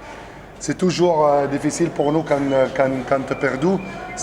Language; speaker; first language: French; non-native, learner; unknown